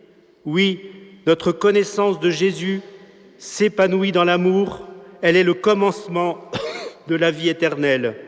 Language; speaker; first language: French; native; French